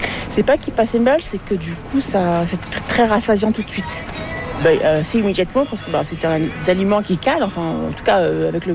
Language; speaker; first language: French; native; French